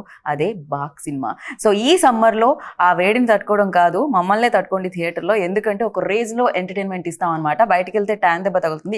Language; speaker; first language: Telugu; native; Telugu